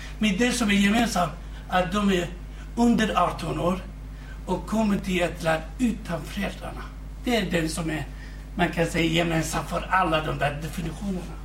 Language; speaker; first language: Swedish; non-native, fluent; Kurdish